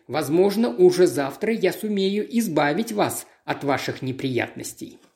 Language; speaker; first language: Russian; native; Russian